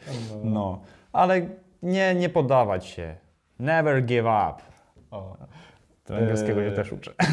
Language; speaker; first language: Polish; non-native, fluent; Ukrainian